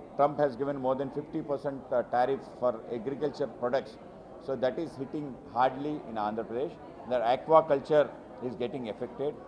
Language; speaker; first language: English; non-native, local second language; Telugu